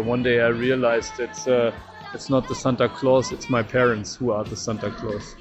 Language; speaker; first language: English; non-native, fluent; German